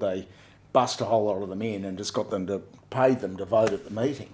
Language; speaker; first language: English; native; English